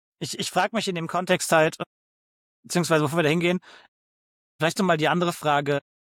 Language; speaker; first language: German; native; German